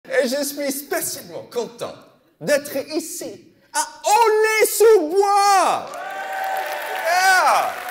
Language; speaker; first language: French; non-native, fluent; English